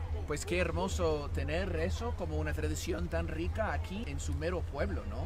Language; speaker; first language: Spanish; non-native, learner; English